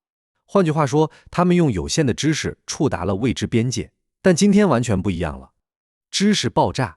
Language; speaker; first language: Chinese; native; Chinese